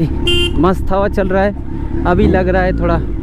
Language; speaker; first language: Hindi; native; Hindi